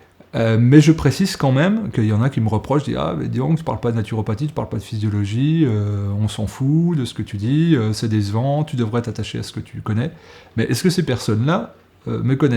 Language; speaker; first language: French; native; French